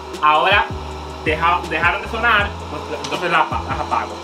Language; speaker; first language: Spanish; native; Spanish